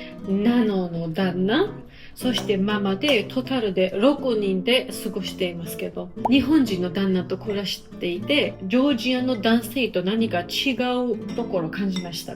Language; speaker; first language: Japanese; non-native, fluent; Georgian